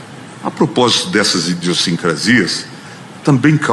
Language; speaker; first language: Portuguese; native; Portuguese